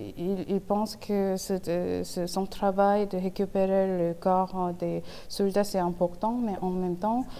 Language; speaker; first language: French; non-native, fluent; Korean